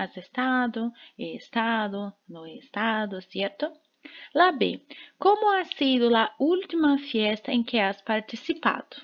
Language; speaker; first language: Spanish; non-native, fluent; Portuguese